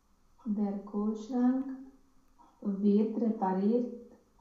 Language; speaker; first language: German; non-native, learner; Romanian